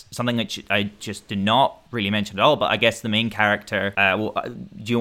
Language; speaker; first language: English; native; English